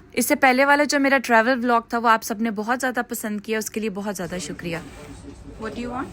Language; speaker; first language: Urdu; native; Urdu